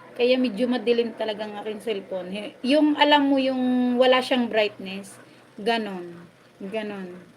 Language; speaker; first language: Filipino; non-native, local second language; Waray